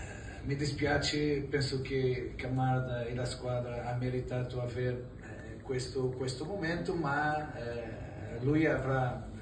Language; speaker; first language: Italian; non-native, fluent; Portuguese